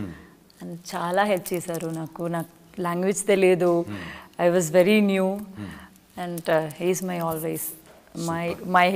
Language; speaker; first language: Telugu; non-native, learner; Malayalam